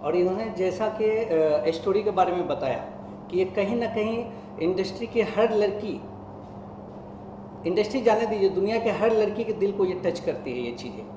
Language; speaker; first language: Hindi; native; Hindi